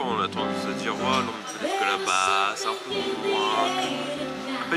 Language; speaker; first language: French; native; French